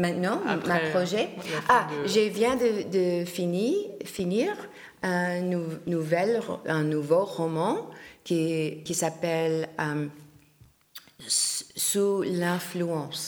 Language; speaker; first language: French; non-native, learner; English